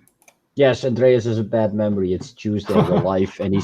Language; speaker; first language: English; native; English